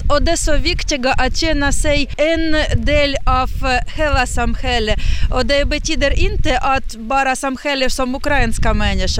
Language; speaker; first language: Swedish; non-native, learner; Ukrainian